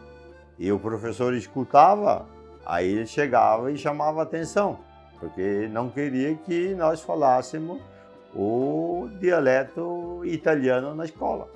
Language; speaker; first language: Portuguese; non-native, local second language; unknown